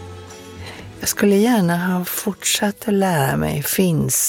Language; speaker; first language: Swedish; native; Swedish